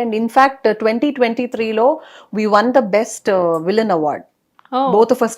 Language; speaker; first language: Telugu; non-native, local second language; Kannada